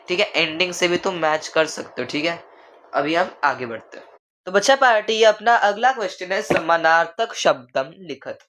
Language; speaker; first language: Hindi; non-native, local second language; Marathi